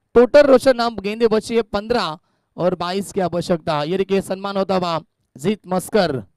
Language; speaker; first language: Hindi; non-native, local second language; Marathi